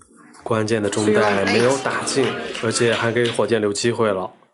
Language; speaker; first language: Chinese; native; Chinese